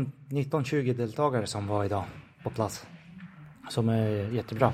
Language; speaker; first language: Swedish; non-native, fluent; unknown